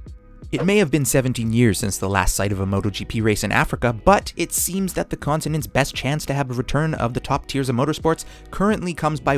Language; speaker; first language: English; native; English